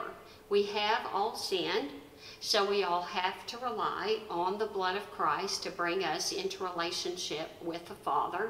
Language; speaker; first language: English; native; English